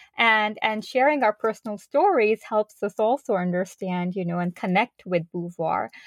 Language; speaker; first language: English; non-native, local second language; Urdu